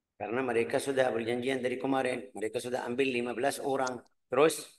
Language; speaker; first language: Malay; non-native, fluent; Arabic